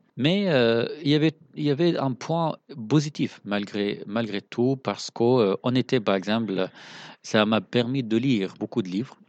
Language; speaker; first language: French; non-native, fluent; Arabic